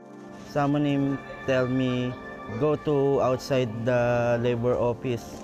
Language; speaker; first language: English; non-native, learner; Filipino